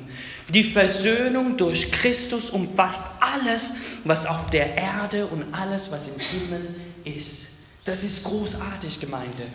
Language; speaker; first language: German; non-native, fluent; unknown